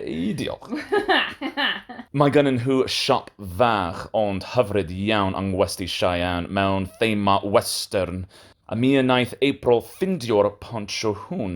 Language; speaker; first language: Welsh; non-native, learner; English